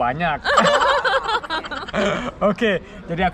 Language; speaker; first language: Indonesian; early bilingual, heritage; German